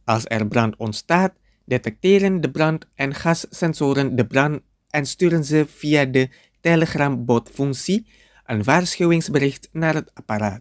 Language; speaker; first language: Dutch; non-native, fluent; Indonesian